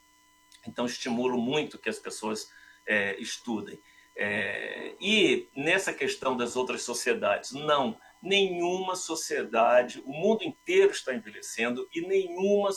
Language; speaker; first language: Portuguese; native; Portuguese